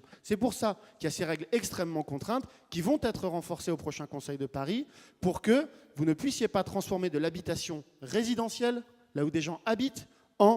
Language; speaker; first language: French; native; French